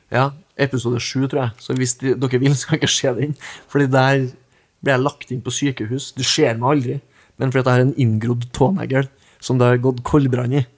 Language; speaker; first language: Norwegian; native; Norwegian